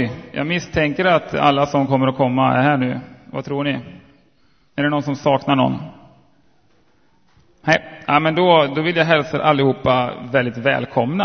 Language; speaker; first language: Swedish; native; Swedish